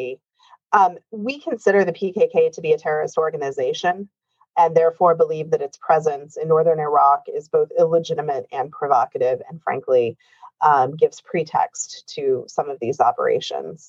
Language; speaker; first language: English; native; English